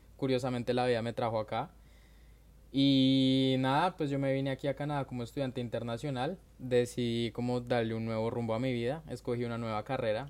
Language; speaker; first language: Spanish; native; Spanish